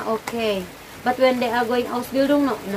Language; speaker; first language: English; non-native, learner; Indonesian